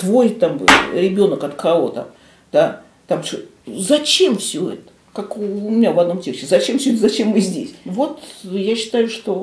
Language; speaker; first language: Russian; native; Russian